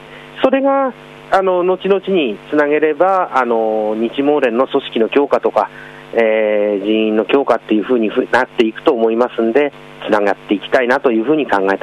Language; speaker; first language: Japanese; native; Japanese